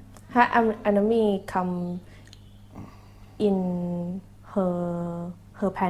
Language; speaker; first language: English; non-native, learner; Thai